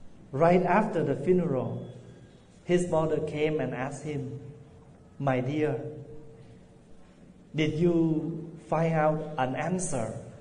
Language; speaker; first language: English; non-native, fluent; Vietnamese